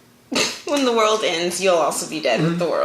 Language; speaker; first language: English; native; English